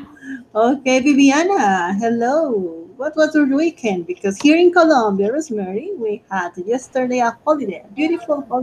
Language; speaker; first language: English; non-native, fluent; Spanish